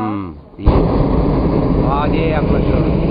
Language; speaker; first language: Turkish; native; Turkish